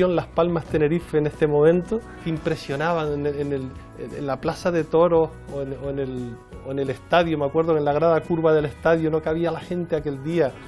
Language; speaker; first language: Spanish; native; Spanish